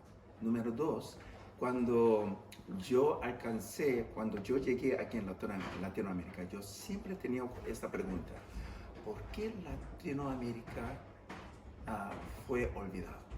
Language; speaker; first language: Spanish; non-native, fluent; English